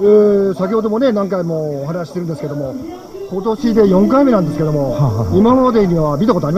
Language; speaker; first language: Japanese; native; Japanese